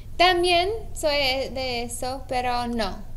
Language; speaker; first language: Spanish; non-native, learner; English